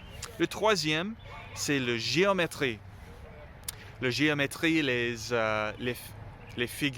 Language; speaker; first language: French; non-native, learner; English